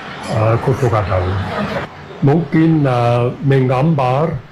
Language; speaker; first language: Indonesian; non-native, fluent; German